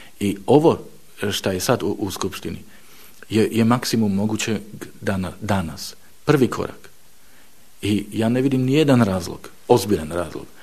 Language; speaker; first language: Bosnian; non-native, fluent; Slovak